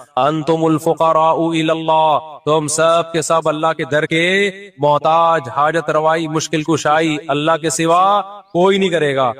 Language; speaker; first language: Urdu; native; Urdu